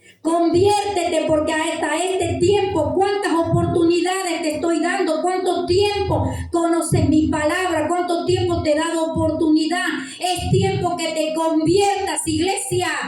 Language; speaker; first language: Spanish; native; Spanish